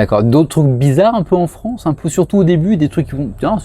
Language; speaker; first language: French; native; French